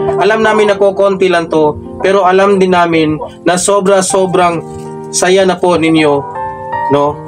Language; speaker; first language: Filipino; non-native, local second language; Waray